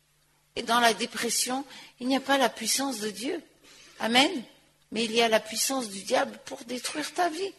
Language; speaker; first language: French; native; French